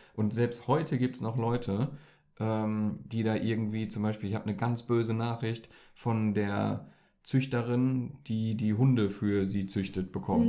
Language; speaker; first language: German; early bilingual, other home language; Turkish